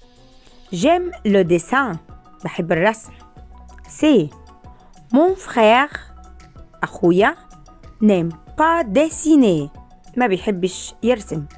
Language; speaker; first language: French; non-native, fluent; Arabic